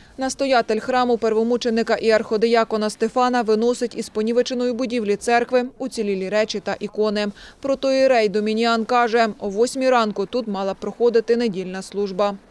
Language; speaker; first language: Ukrainian; native; Ukrainian